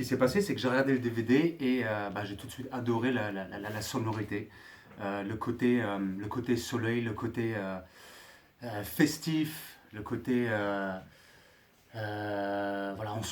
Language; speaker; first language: French; native; French